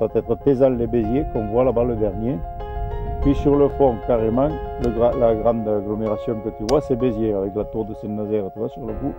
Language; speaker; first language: French; native; French